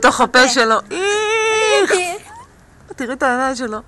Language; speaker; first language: Hebrew; native; Hebrew